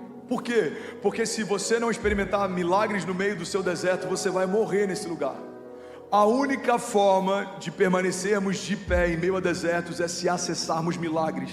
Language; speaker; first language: Portuguese; native; Portuguese